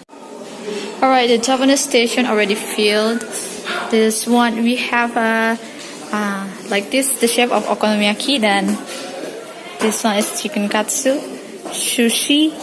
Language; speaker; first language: English; non-native, learner; Indonesian